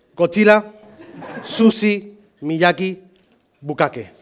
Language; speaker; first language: Spanish; non-native, fluent; Chinese